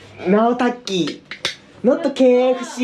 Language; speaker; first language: English; non-native, learner; Japanese